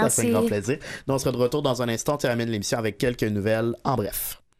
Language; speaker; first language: French; native; French